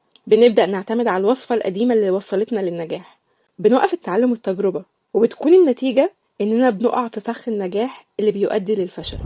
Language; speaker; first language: Arabic; native; Arabic